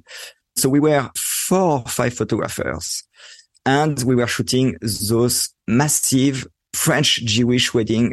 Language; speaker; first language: English; non-native, fluent; French